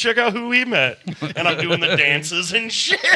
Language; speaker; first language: English; native; English